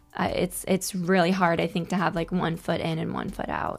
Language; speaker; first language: English; native; English